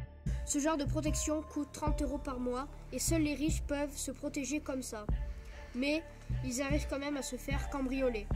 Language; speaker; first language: French; non-native, learner; German